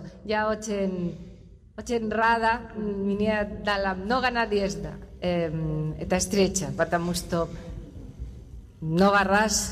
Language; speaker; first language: Russian; non-native, learner; Spanish